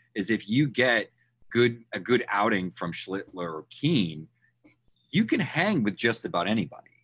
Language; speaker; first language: English; native; English